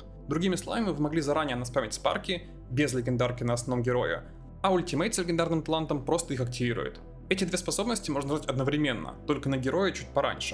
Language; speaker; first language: Russian; native; Russian